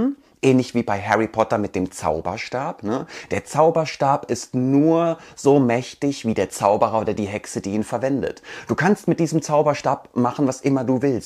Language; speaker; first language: German; native; German